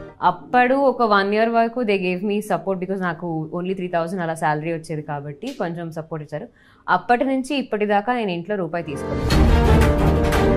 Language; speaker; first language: Telugu; non-native, local second language; Kannada